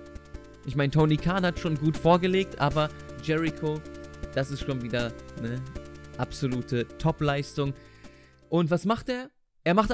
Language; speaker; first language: German; native; German